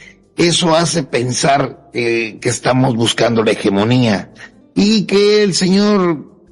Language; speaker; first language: Spanish; native; Spanish